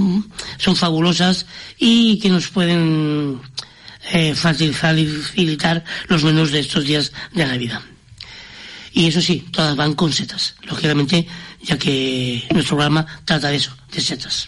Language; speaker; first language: Spanish; native; Spanish